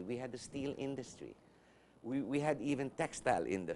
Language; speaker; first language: English; non-native, local second language; Filipino